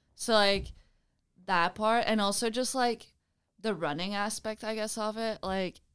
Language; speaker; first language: English; non-native, fluent; Dutch